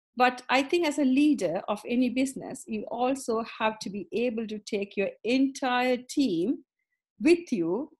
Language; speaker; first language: English; non-native, local second language; Tamil